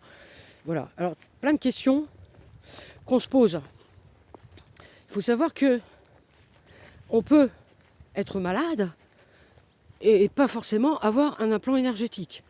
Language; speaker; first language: French; native; French